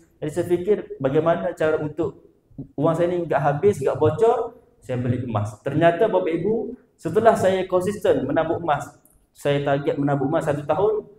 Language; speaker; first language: Malay; native; Malay